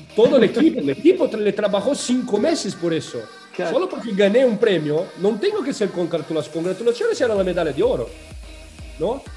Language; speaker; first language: Spanish; non-native, learner; Portuguese